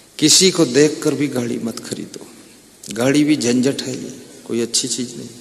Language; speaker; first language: Hindi; native; Hindi